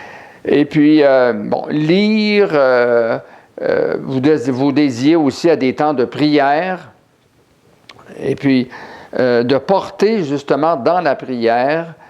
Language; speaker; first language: French; native; French